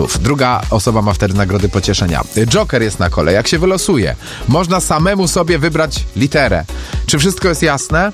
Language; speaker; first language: Polish; native; Polish